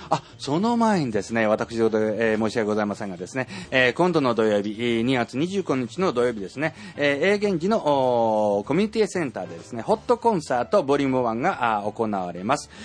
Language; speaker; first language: Japanese; native; Japanese